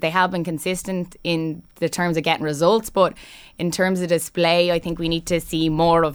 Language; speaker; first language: English; native; English